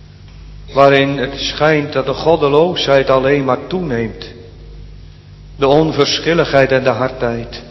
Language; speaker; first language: Dutch; native; Dutch